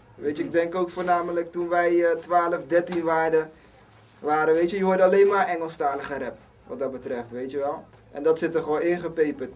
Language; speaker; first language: Dutch; native; Dutch